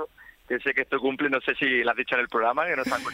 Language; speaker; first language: Spanish; native; Spanish